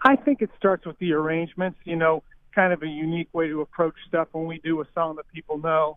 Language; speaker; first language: English; native; English